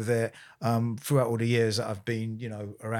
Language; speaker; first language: English; native; English